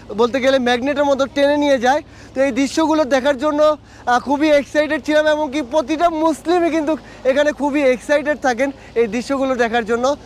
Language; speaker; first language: Bangla; native; Bangla